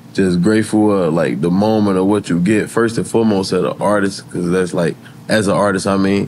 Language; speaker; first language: English; native; English